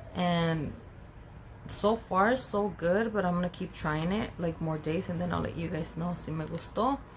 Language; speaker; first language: English; early bilingual, other home language; Spanish